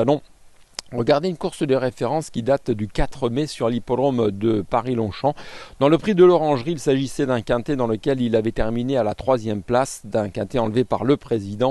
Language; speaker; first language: French; native; French